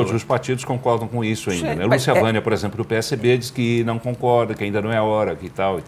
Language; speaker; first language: Portuguese; native; Portuguese